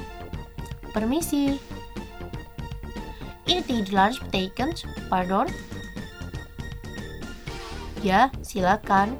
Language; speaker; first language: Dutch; non-native, fluent; Indonesian